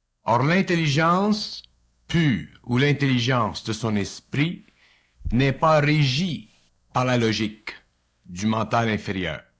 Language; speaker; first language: French; native; French